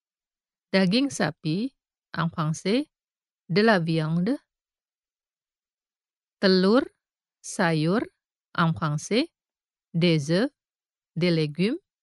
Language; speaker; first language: French; non-native, fluent; Indonesian